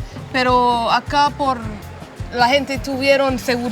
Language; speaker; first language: Spanish; non-native, fluent; English